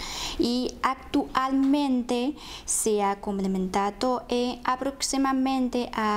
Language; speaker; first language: Spanish; non-native, fluent; Chinese